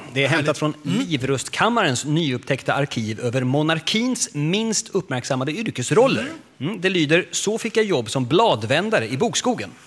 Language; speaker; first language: Swedish; native; Swedish